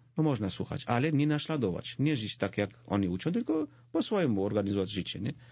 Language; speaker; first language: Polish; non-native, fluent; Georgian